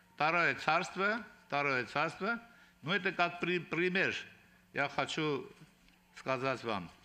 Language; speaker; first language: Russian; non-native, local second language; Armenian